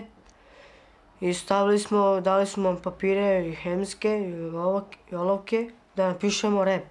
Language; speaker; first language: Serbian; non-native, local second language; Romany